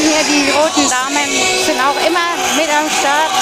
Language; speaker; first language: German; native; German